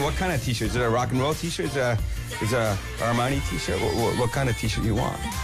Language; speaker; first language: English; non-native, fluent; Japanese